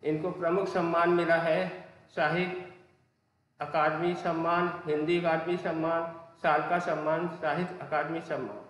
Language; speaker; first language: Hindi; native; Hindi